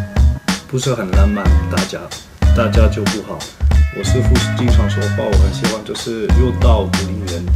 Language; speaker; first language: Chinese; non-native, fluent; French